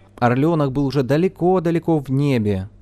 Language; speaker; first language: Russian; native; Russian